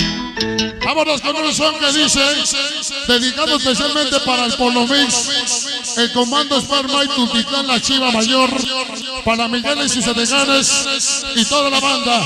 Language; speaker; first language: Spanish; native; Spanish